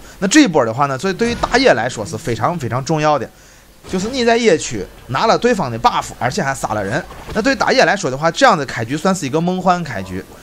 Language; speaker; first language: Chinese; native; Chinese